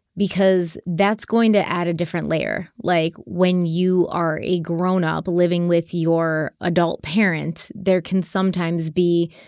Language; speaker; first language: English; native; English